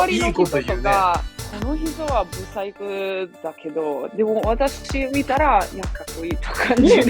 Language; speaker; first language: Japanese; non-native, fluent; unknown